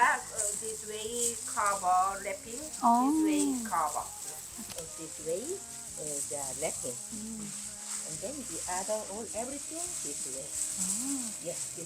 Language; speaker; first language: English; non-native, learner; Korean